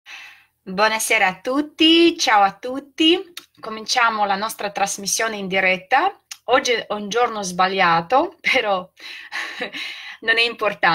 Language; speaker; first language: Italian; non-native, fluent; Russian